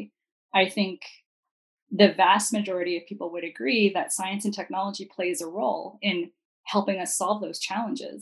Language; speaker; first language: English; native; English